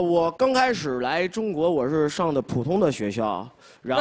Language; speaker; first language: Chinese; early bilingual, other home language; English